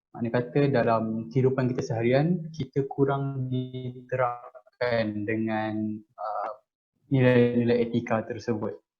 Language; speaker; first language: Malay; native; Malay